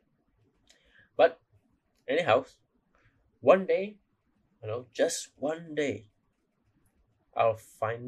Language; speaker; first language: English; non-native, local second language; Chinese